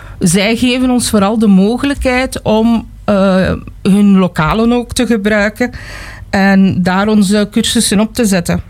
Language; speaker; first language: Dutch; native; Dutch